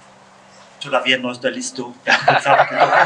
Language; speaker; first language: Spanish; non-native, learner; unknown